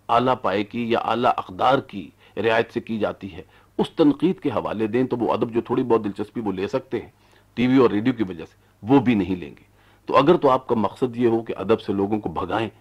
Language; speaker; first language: Urdu; non-native, local second language; Punjabi